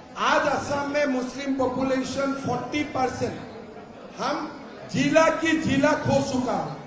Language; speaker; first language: Hindi; non-native, local second language; Assamese